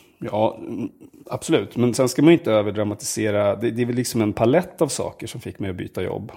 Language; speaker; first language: Swedish; native; Swedish